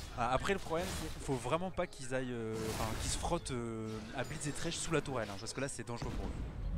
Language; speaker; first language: French; native; French